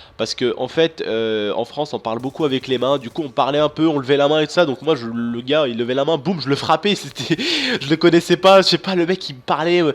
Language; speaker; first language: French; early bilingual, other home language; Arabic